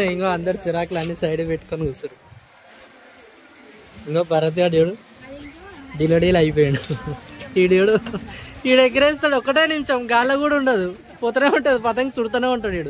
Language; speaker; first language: Telugu; native; Telugu